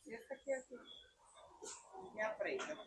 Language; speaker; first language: Portuguese; native; Portuguese